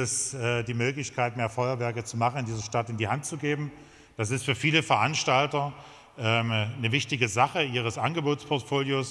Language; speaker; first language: German; native; German